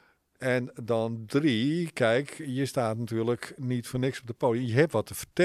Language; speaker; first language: Dutch; native; Dutch